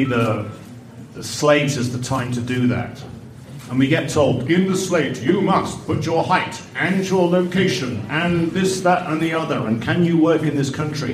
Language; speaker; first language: English; native; English